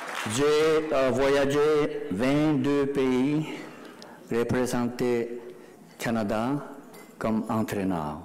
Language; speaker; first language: French; non-native, learner; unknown